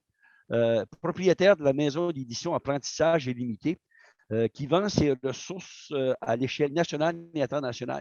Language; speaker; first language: French; native; French